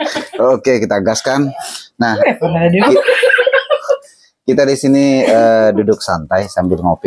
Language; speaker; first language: Indonesian; native; Indonesian